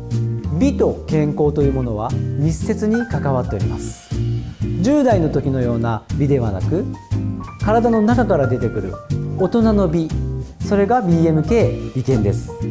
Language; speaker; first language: Japanese; native; Japanese